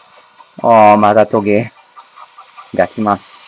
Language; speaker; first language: Japanese; non-native, learner; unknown